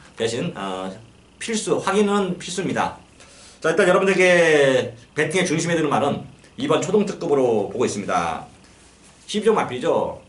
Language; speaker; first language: Korean; native; Korean